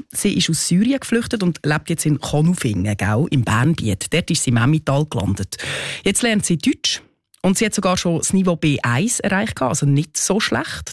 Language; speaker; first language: German; native; German